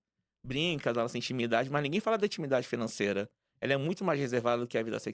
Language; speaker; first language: Portuguese; native; Portuguese